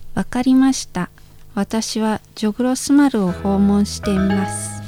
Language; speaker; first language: Japanese; non-native, fluent; Indonesian